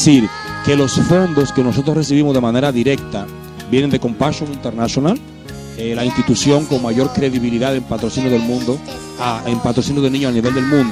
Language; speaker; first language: Spanish; native; Spanish